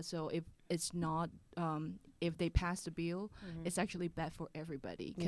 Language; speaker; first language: English; non-native, local second language; Cantonese